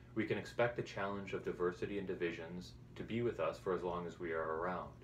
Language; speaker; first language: English; native; English